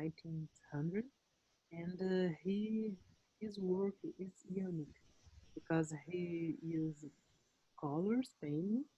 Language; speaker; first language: English; non-native, learner; Portuguese